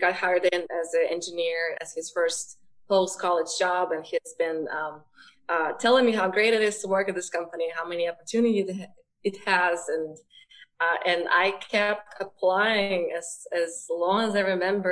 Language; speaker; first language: English; non-native, fluent; Ukrainian